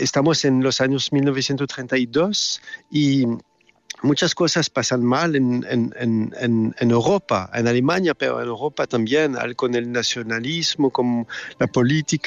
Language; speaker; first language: Spanish; non-native, learner; French